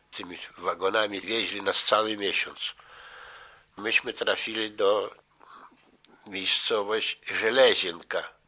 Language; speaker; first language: Polish; native; Polish